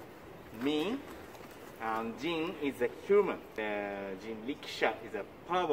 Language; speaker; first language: English; non-native, learner; Japanese